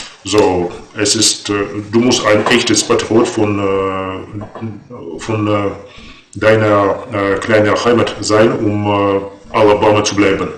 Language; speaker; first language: German; non-native, fluent; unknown